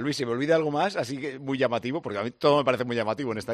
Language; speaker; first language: Spanish; native; Spanish